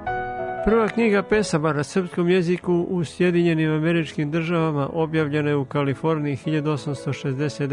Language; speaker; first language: Serbian; native; Serbian